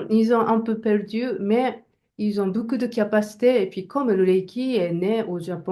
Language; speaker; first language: French; non-native, learner; Japanese